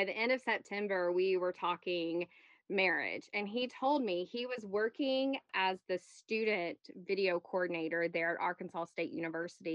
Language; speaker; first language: English; native; English